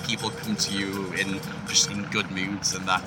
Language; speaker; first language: English; native; English